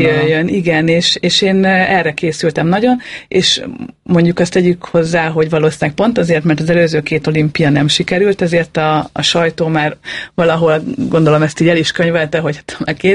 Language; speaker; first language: Hungarian; native; Hungarian